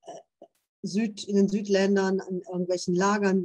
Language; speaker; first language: German; native; German